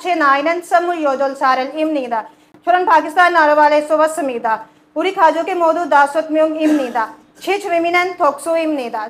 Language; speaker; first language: Korean; non-native, learner; Urdu